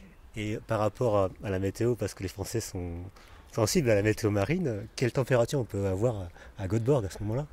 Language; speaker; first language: French; native; French